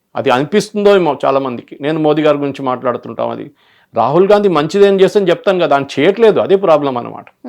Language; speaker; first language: Telugu; early bilingual, other home language; Malayalam